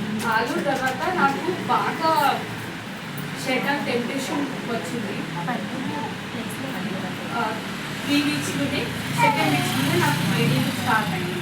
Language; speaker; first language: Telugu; non-native, learner; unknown